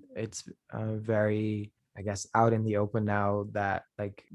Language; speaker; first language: English; non-native, fluent; Dutch